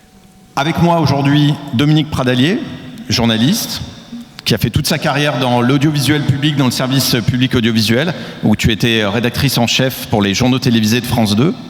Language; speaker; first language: French; native; French